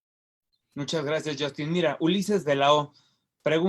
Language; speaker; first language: Spanish; native; Spanish